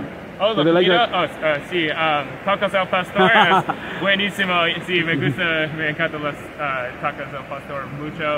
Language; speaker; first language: Spanish; non-native, learner; English